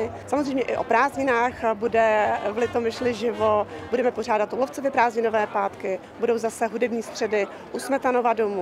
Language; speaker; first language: Czech; native; Czech